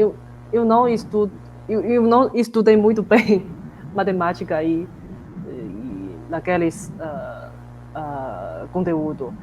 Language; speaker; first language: Portuguese; non-native, fluent; Chinese